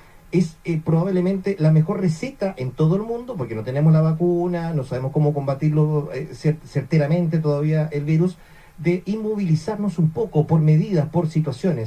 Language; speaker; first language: Spanish; native; Spanish